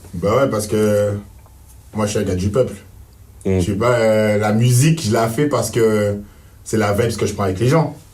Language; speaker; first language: French; native; French